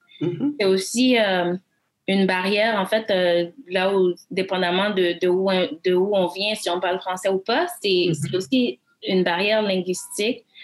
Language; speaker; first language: French; early bilingual, other home language; Haitian Creole